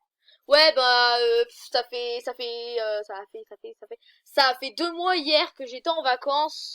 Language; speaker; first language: French; native; French